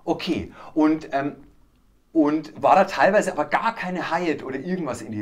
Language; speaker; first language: German; native; German